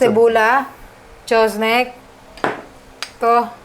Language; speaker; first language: Polish; non-native, learner; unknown